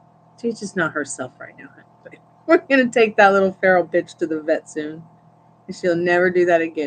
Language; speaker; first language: English; native; English